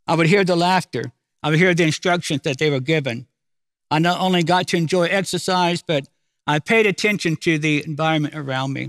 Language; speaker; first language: English; native; English